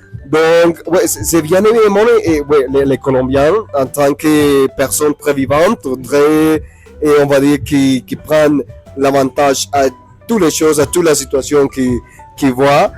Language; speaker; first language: French; non-native, learner; Spanish